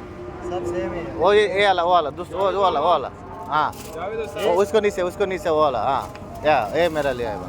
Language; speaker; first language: Hindi; non-native, learner; Bangla